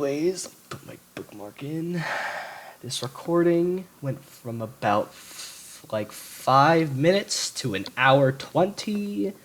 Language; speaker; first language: English; native; English